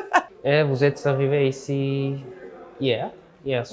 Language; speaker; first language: French; non-native, fluent; Turkish